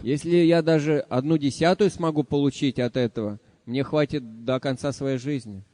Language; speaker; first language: Russian; native; Russian